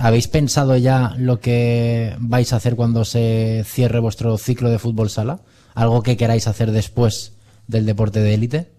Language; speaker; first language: Spanish; native; Spanish